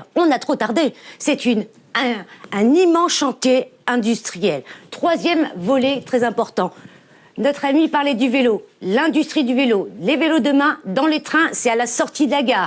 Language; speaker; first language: French; native; French